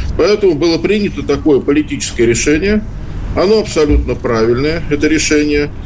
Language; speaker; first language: Russian; native; Russian